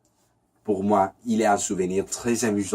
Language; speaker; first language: French; non-native, learner; Spanish